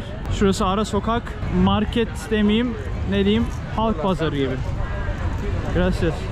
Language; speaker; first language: Turkish; native; Turkish